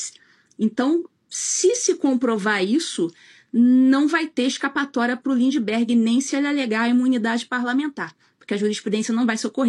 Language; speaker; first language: Portuguese; native; Portuguese